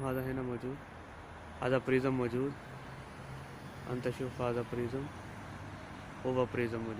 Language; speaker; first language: Arabic; non-native, learner; Urdu